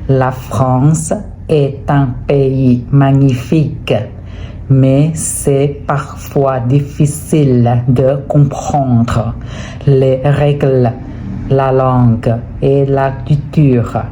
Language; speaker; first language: French; non-native, fluent; Thai